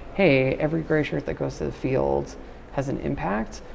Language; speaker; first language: English; native; English